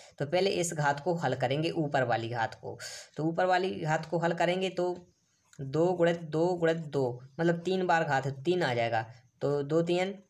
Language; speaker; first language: Hindi; native; Hindi